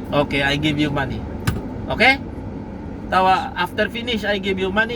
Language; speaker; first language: English; non-native, local second language; Arabic